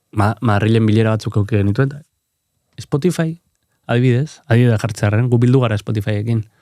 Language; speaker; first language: Basque; native; Basque